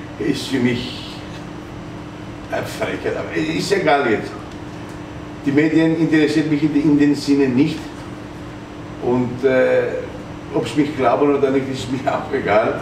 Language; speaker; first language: German; non-native, fluent; Greek